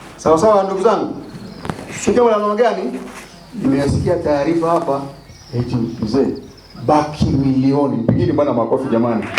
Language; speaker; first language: Swahili; non-native, local second language; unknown